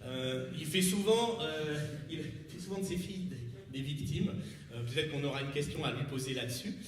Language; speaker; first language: French; native; French